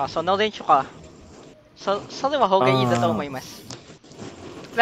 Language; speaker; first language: Japanese; non-native, learner; Filipino